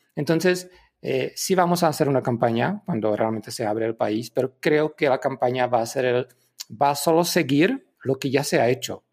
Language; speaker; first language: Spanish; non-native, fluent; Czech